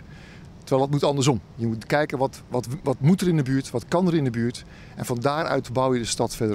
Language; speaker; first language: Dutch; native; Dutch